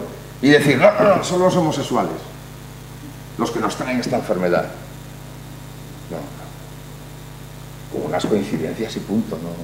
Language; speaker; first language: Spanish; native; Spanish